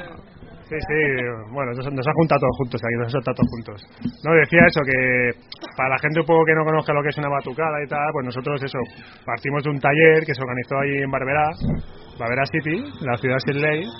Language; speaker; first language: Spanish; native; Spanish